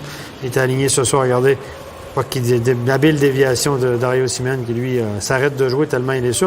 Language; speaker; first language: French; native; French